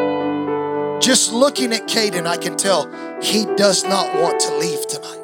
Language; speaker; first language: English; native; English